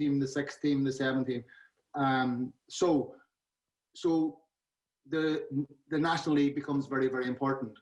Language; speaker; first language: English; native; English